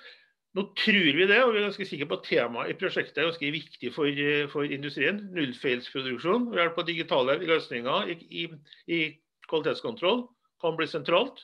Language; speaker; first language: Norwegian; native; Norwegian